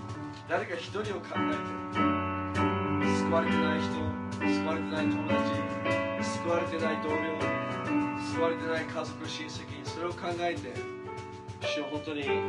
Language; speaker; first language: Japanese; non-native, fluent; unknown